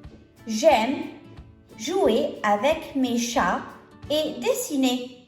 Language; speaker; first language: French; non-native, fluent; English